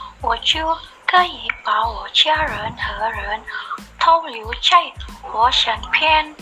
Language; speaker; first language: Chinese; non-native, learner; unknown